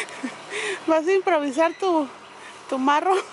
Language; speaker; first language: Spanish; native; Spanish